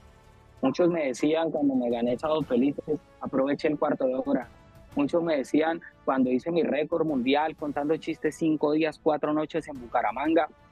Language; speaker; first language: Spanish; native; Spanish